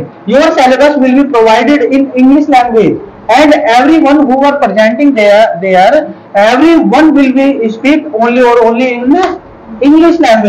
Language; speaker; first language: English; non-native, local second language; Hindi